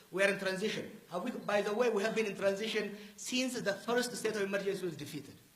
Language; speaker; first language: English; non-native, local second language; Amharic